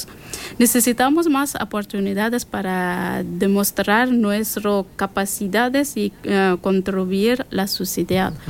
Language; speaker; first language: Spanish; non-native, learner; Persian